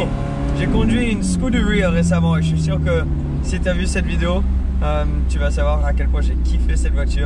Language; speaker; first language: French; native; French